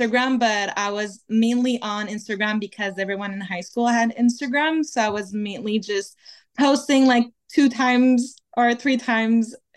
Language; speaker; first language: English; non-native, fluent; French